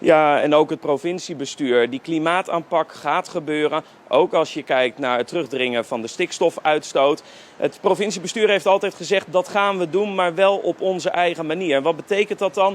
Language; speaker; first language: Dutch; native; Dutch